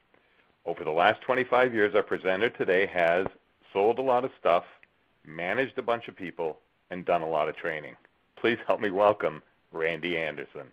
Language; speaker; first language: English; native; English